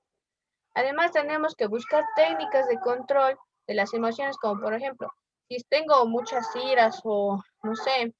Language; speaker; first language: Spanish; native; Spanish